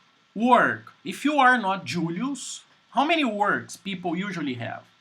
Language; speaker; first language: English; non-native, fluent; Portuguese